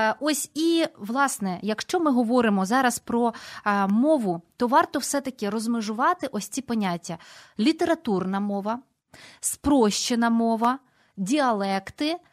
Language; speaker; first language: Ukrainian; native; Ukrainian